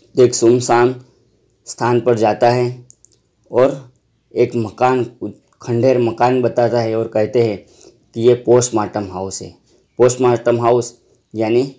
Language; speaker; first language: Hindi; non-native, local second language; Gujarati